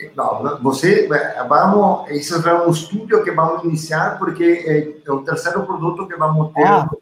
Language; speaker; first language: Portuguese; non-native, learner; Italian